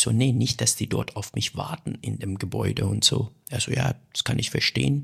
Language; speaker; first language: German; non-native, fluent; Persian